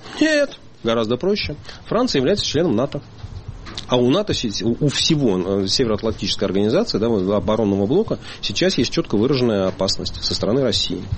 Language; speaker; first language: Russian; native; Russian